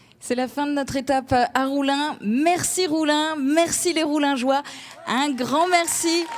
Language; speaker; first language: French; native; French